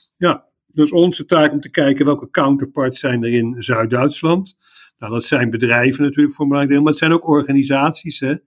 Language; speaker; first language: Dutch; native; Dutch